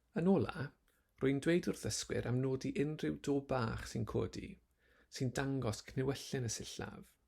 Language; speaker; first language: Welsh; native; Welsh